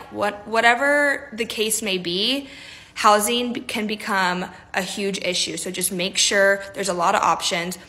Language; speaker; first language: English; native; English